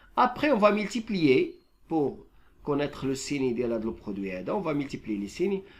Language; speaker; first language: French; non-native, local second language; Arabic